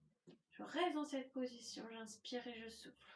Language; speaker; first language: French; native; French